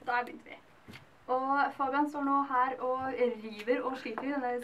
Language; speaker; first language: Norwegian; native; Norwegian